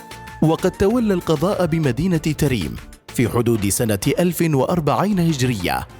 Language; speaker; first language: Arabic; native; Arabic